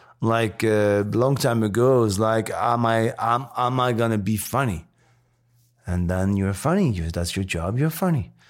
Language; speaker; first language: English; non-native, fluent; French